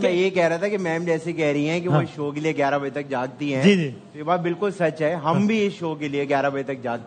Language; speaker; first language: Urdu; native; Urdu